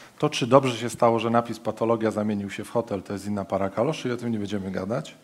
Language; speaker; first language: Polish; native; Polish